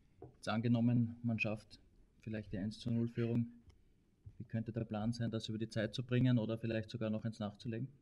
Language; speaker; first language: German; native; German